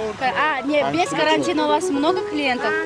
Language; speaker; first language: Russian; non-native, local second language; Tajik